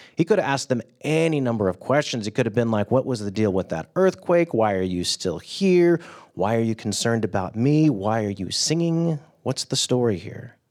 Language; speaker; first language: English; native; English